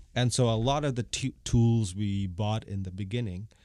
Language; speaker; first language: English; non-native, fluent; Bangla